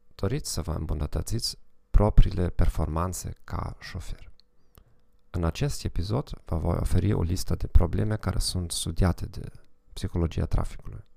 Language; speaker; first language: Romanian; non-native, fluent; German